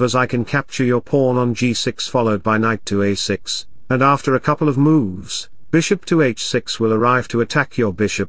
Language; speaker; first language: English; non-native, local second language; Hindi